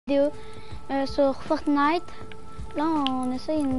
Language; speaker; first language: French; native; French